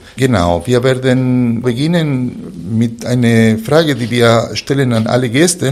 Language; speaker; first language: German; non-native, fluent; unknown